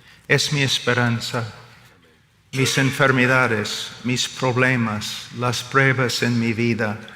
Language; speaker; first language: Spanish; non-native, fluent; English